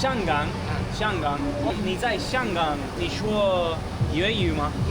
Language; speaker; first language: Chinese; non-native, learner; English